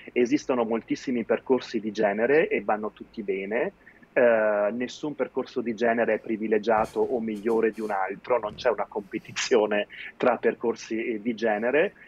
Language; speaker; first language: Italian; native; Italian